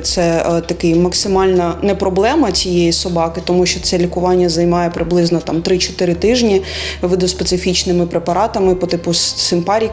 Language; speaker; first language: Ukrainian; native; Ukrainian